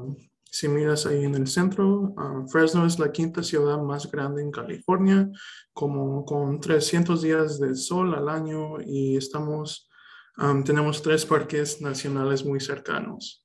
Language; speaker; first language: Spanish; early bilingual, heritage; Spanish